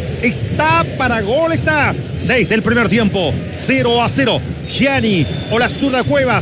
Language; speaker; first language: Spanish; native; Spanish